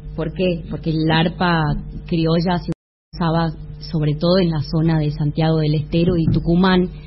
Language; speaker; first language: Spanish; native; Spanish